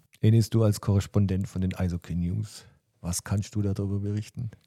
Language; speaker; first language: German; native; German